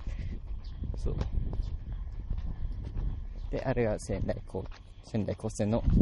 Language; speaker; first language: Japanese; non-native, learner; Malay